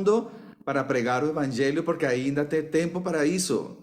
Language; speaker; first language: Portuguese; non-native, fluent; Spanish